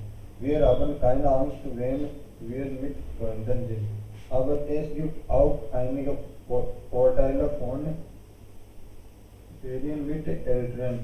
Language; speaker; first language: German; non-native, learner; Hindi